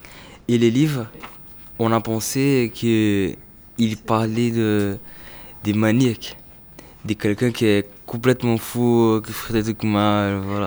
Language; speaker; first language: French; non-native, learner; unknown